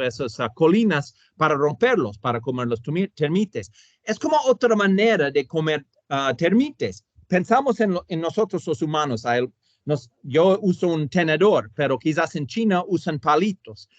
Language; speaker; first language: Spanish; non-native, fluent; English